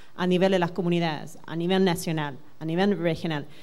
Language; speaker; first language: Spanish; non-native, fluent; English